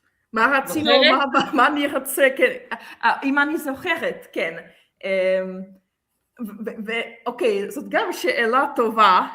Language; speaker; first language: Hebrew; non-native, fluent; Czech